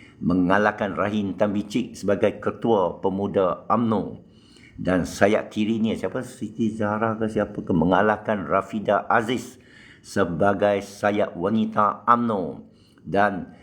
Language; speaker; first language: Malay; non-native, local second language; Chinese